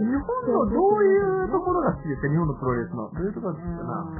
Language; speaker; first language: Japanese; native; Japanese